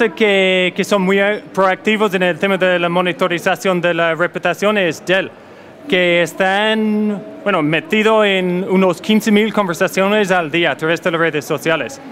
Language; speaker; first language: Spanish; non-native, fluent; English